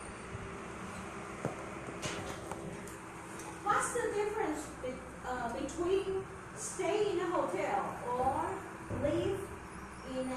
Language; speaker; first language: English; non-native, learner; Chinese